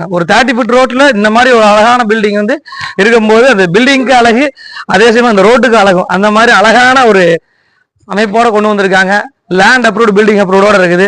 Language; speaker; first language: Tamil; native; Tamil